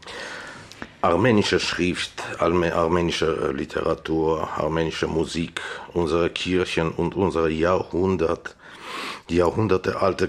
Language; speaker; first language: German; non-native, fluent; Armenian